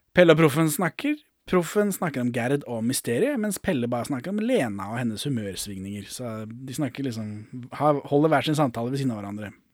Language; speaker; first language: Norwegian; native; Norwegian